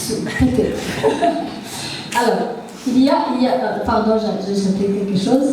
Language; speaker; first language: French; non-native, local second language; Rundi